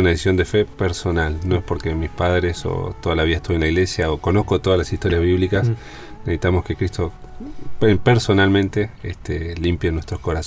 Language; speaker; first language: Spanish; native; Spanish